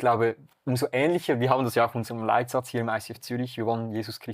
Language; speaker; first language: German; native; German